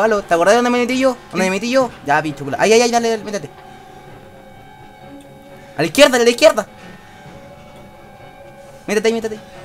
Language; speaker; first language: Spanish; native; Spanish